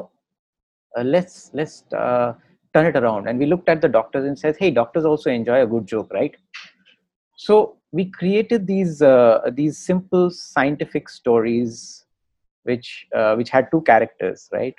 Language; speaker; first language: English; non-native, local second language; Hindi